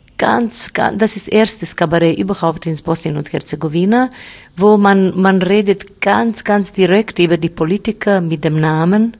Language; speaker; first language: German; non-native, fluent; Bosnian